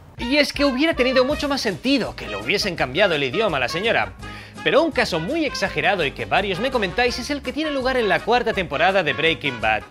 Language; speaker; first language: Spanish; native; Spanish